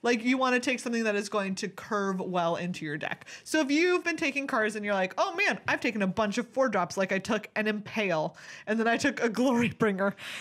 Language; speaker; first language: English; native; English